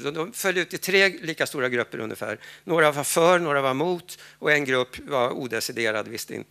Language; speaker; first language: Swedish; native; Swedish